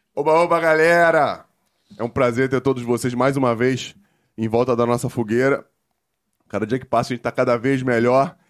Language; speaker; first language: Portuguese; native; Portuguese